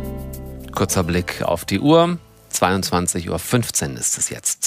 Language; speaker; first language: German; native; German